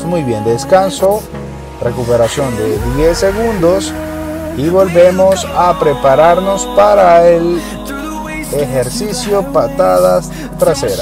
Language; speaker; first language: Spanish; native; Spanish